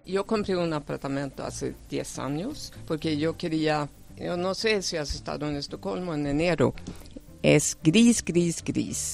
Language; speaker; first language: Spanish; non-native, fluent; Swedish